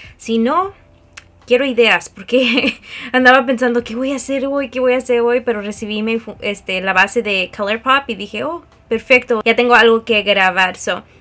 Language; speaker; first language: Spanish; early bilingual, heritage; Spanish